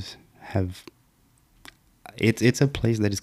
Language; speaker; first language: English; non-native, fluent; Portuguese